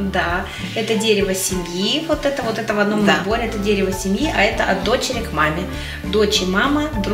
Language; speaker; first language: Russian; native; Russian